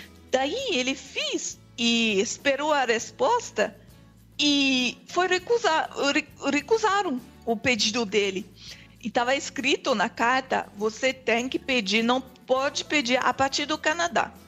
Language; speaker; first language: Portuguese; non-native, fluent; French